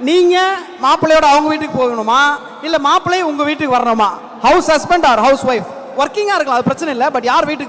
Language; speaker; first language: Tamil; native; Tamil